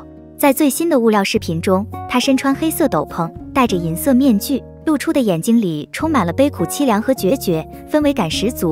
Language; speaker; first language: Chinese; native; Chinese